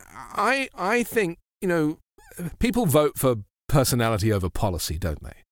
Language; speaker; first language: English; native; English